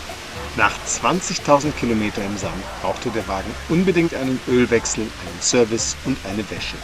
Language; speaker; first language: German; native; German